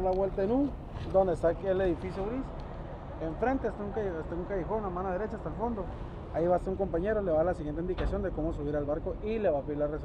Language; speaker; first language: Spanish; native; Spanish